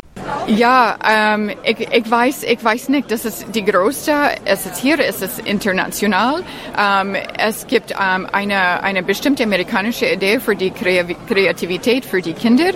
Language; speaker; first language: German; non-native, learner; English